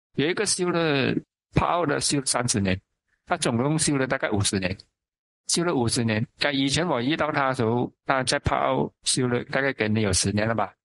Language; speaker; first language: Chinese; non-native, local second language; Min Nan Chinese